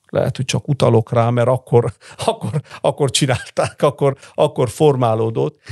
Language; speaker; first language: Hungarian; early bilingual, heritage; Italian